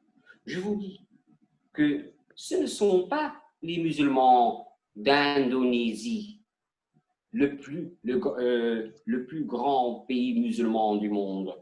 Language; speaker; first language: French; non-native, learner; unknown